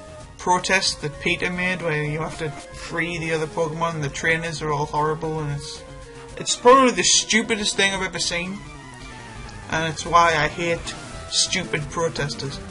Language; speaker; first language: English; native; English